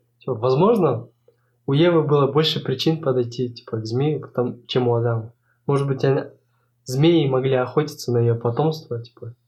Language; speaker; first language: Russian; non-native, local second language; Kazakh